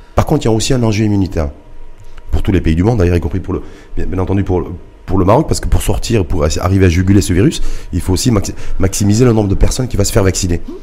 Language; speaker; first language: French; non-native, local second language; Arabic